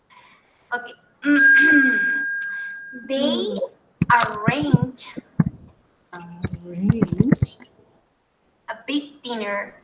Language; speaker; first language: English; non-native, learner; Spanish